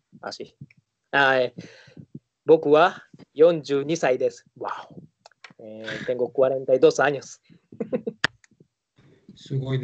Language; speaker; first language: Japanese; non-native, learner; Spanish